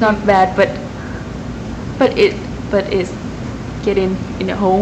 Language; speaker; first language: English; non-native, learner; Thai